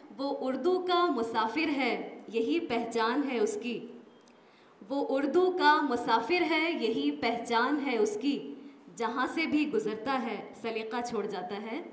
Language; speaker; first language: Urdu; native; Urdu